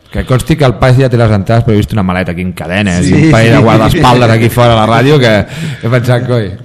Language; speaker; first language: Catalan; native; Catalan